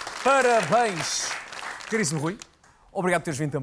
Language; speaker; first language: Portuguese; native; Portuguese